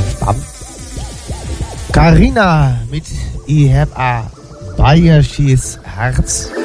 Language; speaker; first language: German; non-native, learner; Dutch